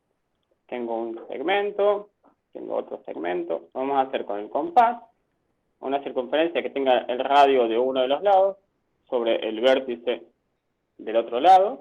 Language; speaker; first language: Spanish; native; Spanish